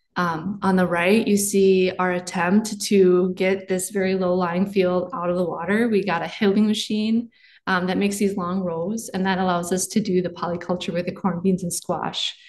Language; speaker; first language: English; native; English